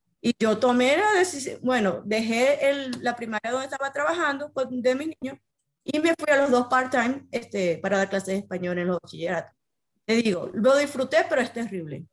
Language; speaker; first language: Spanish; native; Spanish